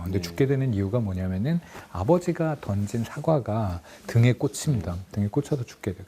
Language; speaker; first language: Korean; native; Korean